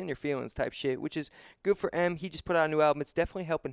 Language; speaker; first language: English; native; English